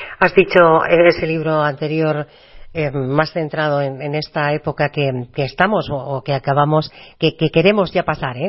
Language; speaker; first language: Spanish; native; Spanish